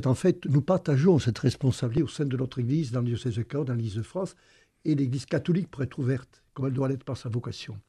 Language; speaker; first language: French; native; French